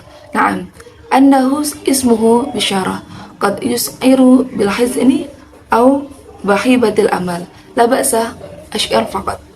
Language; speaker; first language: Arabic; non-native, learner; Indonesian